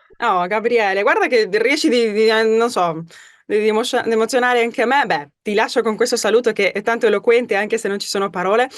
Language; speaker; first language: Italian; early bilingual, heritage; Spanish